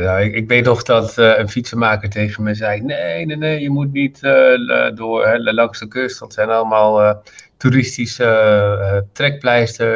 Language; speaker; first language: Dutch; non-native, fluent; Arabic